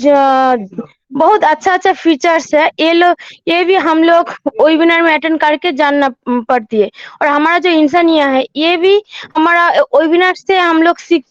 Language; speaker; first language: Hindi; non-native, learner; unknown